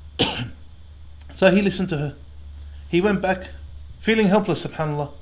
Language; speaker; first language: English; native; English